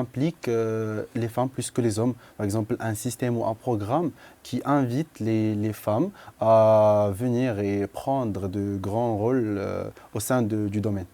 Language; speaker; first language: French; non-native, local second language; Arabic